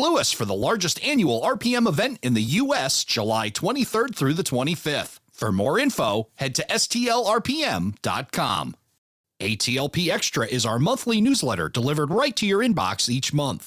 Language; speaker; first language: English; native; English